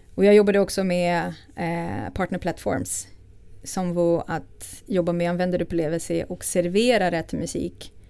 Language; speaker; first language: Swedish; non-native, fluent; Portuguese